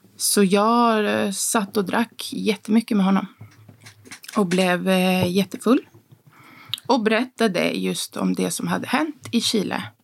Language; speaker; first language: Swedish; early bilingual, other home language; Spanish